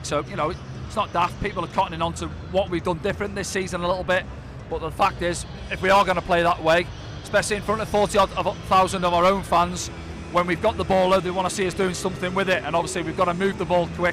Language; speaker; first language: English; native; English